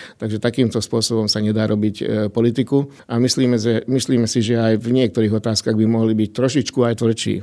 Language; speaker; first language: Slovak; non-native, local second language; Hungarian